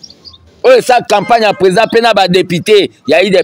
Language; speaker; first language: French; non-native, local second language; Lingala